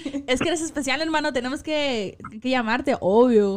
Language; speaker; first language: Spanish; early bilingual, other home language; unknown